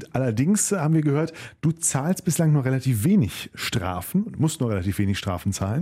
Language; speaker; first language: German; native; German